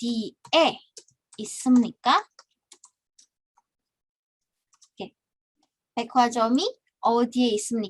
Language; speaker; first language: Korean; non-native, fluent; Indonesian